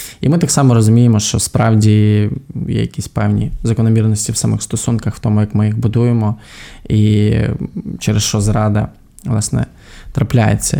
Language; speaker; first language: Ukrainian; native; Ukrainian